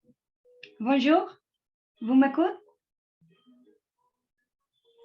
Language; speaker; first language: French; non-native, learner; Spanish